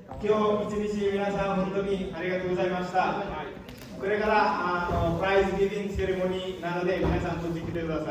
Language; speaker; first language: Japanese; non-native, fluent; Bangla